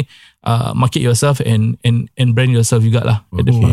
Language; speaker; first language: English; non-native, local second language; Malay